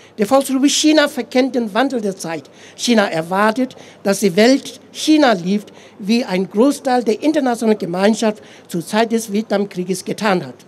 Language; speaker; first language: German; non-native, fluent; Tibetan